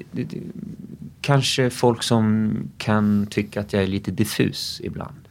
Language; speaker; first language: Swedish; early bilingual, other home language; English